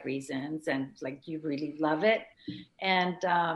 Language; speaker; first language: English; early bilingual, other home language; French